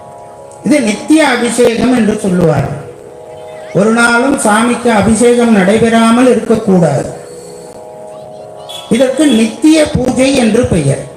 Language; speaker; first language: Tamil; native; Tamil